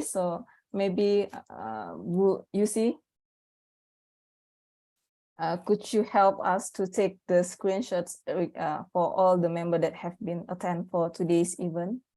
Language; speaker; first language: English; non-native, fluent; Indonesian